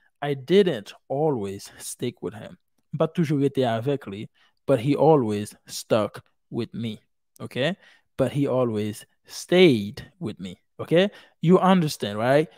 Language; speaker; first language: English; non-native, fluent; Haitian Creole